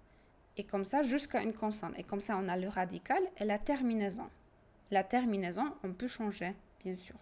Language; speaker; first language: French; non-native, fluent; Polish